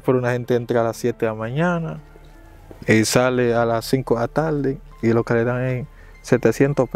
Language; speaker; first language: Spanish; native; Spanish